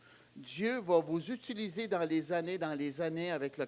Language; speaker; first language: French; native; French